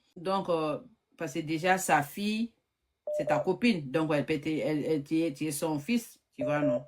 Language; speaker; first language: French; non-native, local second language; Bambara